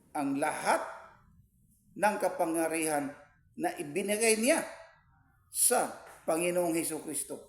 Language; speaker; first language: Filipino; non-native, local second language; Cebuano